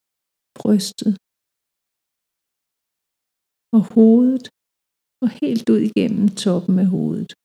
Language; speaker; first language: Danish; native; Danish